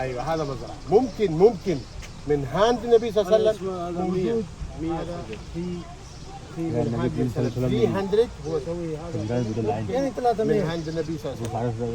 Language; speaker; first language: Arabic; non-native, learner; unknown